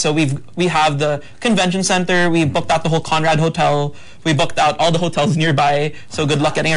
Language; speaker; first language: English; non-native, local second language; Hiligaynon